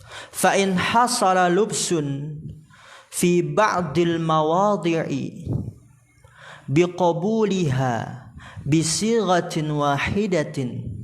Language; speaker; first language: Arabic; non-native, fluent; Indonesian